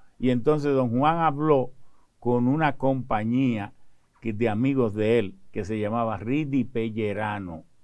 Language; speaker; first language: Spanish; early bilingual, other home language; French